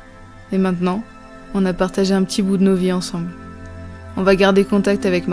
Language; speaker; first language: French; native; French